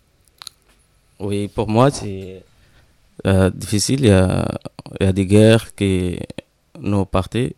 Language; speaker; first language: French; non-native, learner; Arabic